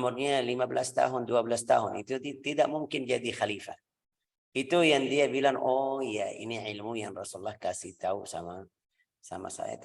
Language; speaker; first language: Indonesian; non-native, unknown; Arabic